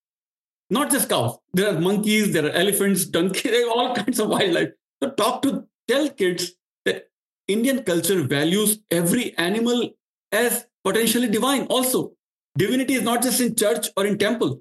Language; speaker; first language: English; non-native, local second language; Marwari